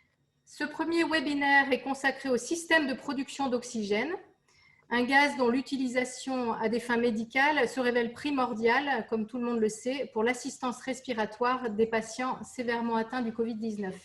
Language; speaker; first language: French; native; French